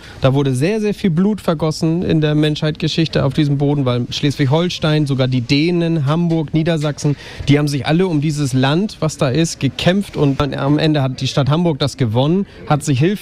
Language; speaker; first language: German; native; German